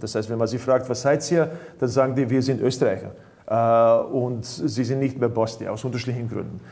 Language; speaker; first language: German; non-native, fluent; Bosnian